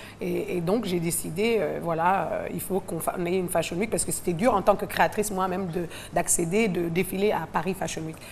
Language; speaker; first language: French; non-native, local second language; Wolof